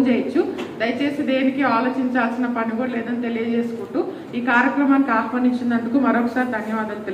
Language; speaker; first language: Telugu; native; Telugu